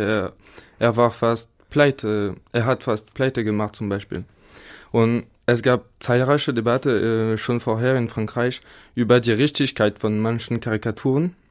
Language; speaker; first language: German; non-native, fluent; French